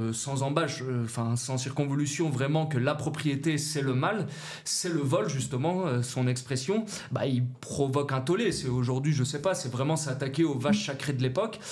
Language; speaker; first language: French; native; French